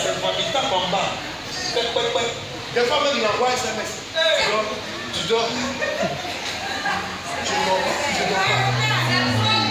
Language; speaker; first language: French; native; French